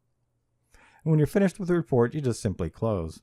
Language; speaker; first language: English; native; English